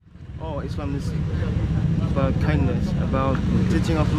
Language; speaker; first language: English; non-native, fluent; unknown